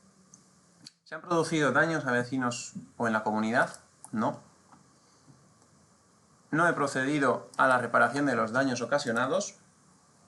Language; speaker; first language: Spanish; native; Spanish